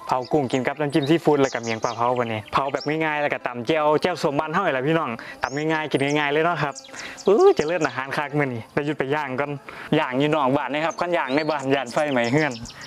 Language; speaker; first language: Thai; native; Thai